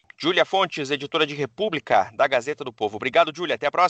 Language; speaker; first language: Portuguese; native; Portuguese